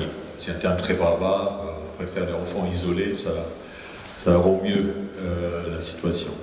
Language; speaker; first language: French; native; French